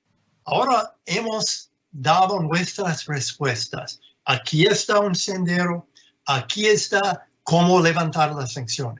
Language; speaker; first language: Spanish; non-native, fluent; English